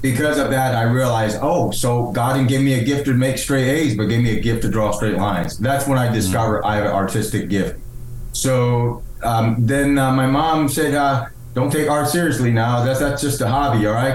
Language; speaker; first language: English; early bilingual, other home language; Chinese